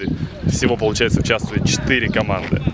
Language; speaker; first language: Russian; native; Russian